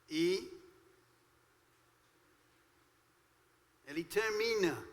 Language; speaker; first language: Portuguese; non-native, fluent; English